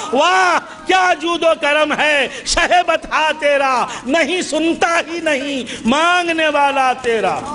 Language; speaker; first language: Urdu; native; Urdu